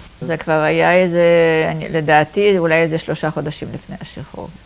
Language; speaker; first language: Hebrew; non-native, fluent; Polish